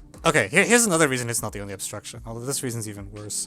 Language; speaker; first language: English; native; English